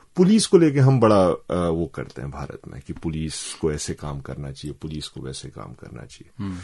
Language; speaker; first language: Hindi; native; Hindi